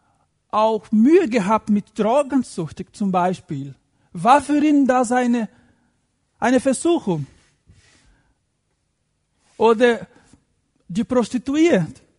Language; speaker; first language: German; non-native, fluent; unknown